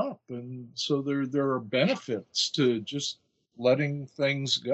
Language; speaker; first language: English; native; English